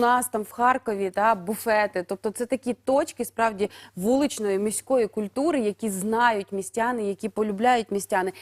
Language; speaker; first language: Ukrainian; native; Ukrainian